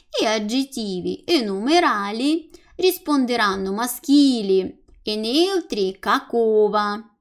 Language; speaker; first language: Italian; non-native, fluent; Russian